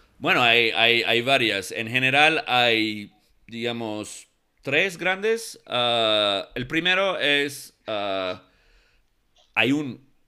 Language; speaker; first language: Spanish; non-native, fluent; English